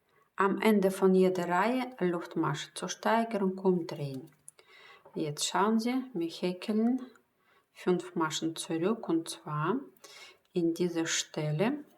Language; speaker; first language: German; non-native, fluent; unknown